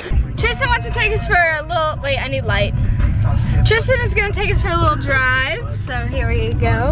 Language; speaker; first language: English; native; English